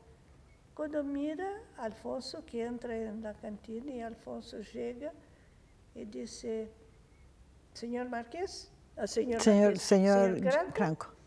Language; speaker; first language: Spanish; non-native, fluent; Portuguese